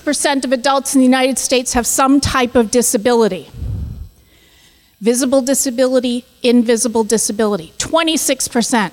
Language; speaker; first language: English; native; English